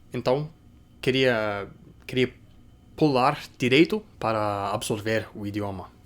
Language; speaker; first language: Portuguese; non-native, fluent; English